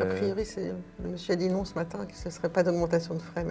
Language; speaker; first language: French; native; French